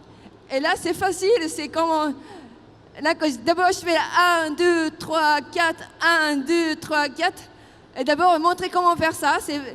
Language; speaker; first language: French; non-native, fluent; Japanese